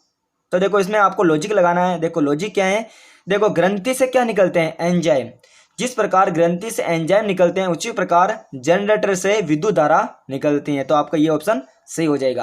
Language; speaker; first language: Hindi; native; Hindi